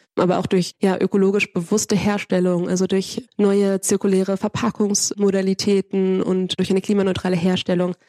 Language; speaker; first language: German; early bilingual, other home language; Spanish